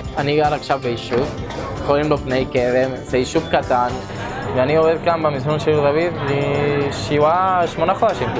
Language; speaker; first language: Hebrew; non-native, learner; Spanish